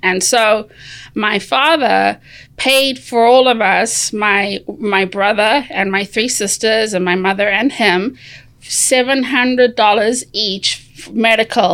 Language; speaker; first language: English; native; English